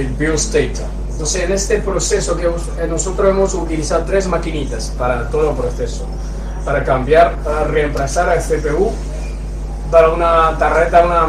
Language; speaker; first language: Spanish; non-native, fluent; Chinese